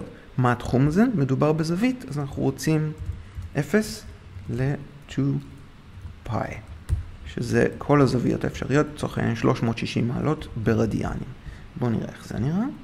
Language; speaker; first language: Hebrew; native; Hebrew